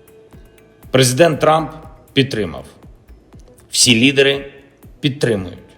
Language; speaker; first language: Ukrainian; non-native, local second language; Russian